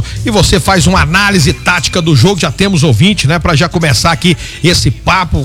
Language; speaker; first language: Portuguese; native; Portuguese